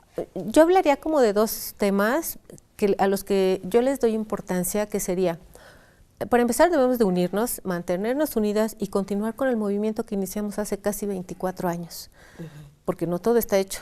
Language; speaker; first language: Spanish; native; Spanish